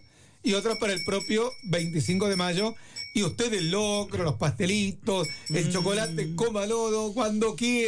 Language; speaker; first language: Spanish; native; Spanish